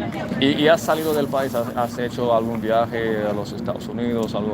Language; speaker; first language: Spanish; non-native, fluent; English